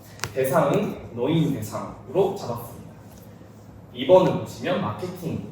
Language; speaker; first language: Korean; non-native, fluent; Japanese